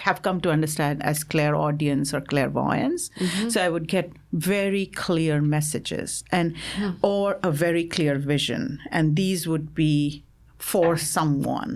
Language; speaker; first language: English; non-native, local second language; Assamese